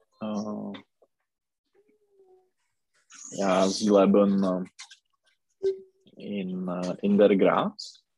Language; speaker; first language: German; non-native, learner; Czech